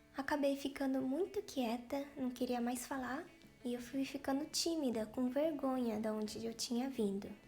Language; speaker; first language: Portuguese; native; Portuguese